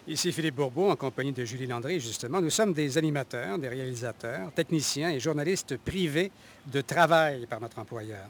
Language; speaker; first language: French; native; French